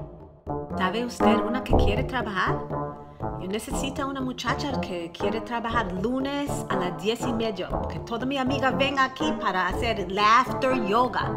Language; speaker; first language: Spanish; non-native, learner; English